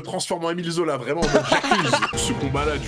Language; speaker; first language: French; native; French